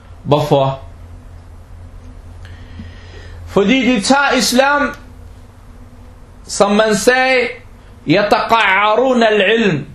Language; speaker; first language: Danish; early bilingual, other home language; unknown